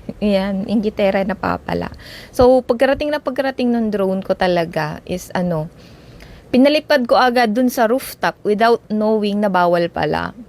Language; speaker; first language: Filipino; native; Filipino